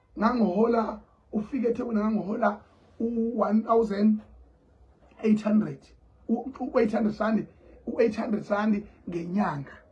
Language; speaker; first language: Zulu; native; Zulu